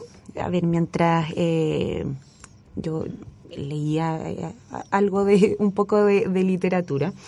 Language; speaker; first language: Spanish; native; Spanish